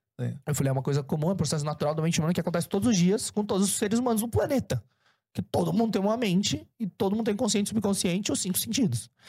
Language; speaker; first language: Portuguese; early bilingual, other home language; Korean